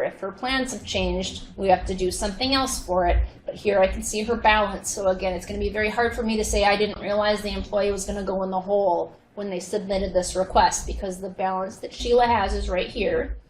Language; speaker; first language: English; native; English